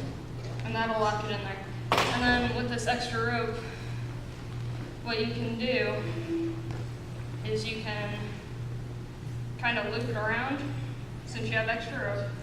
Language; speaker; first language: English; native; English